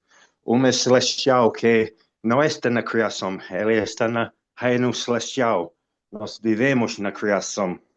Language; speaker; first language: Portuguese; non-native, fluent; English